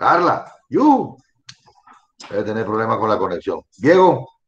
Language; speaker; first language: Spanish; native; Spanish